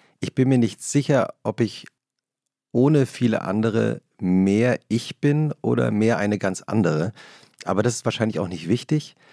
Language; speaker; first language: German; native; German